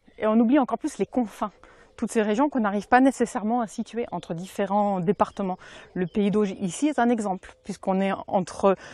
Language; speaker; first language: French; native; French